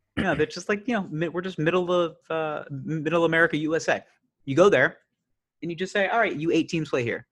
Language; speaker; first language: English; native; English